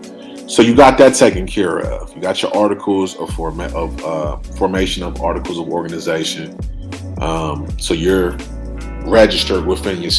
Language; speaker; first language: English; native; English